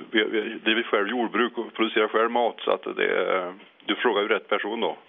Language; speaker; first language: Swedish; native; Swedish